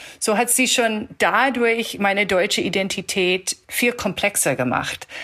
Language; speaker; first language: German; early bilingual, heritage; German